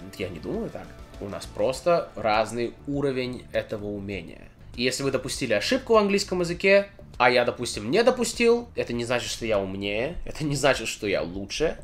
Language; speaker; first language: Russian; native; Russian